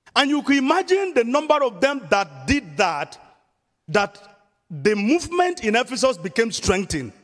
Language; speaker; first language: English; non-native, local second language; Yoruba